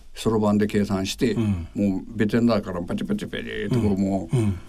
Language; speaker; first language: Japanese; native; Japanese